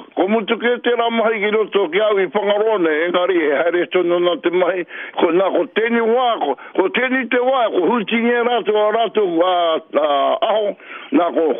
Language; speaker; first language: Māori; native; Māori